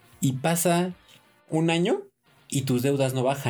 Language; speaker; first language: Spanish; native; Spanish